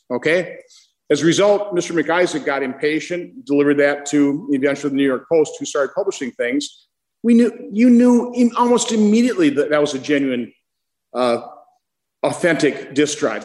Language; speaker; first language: English; native; English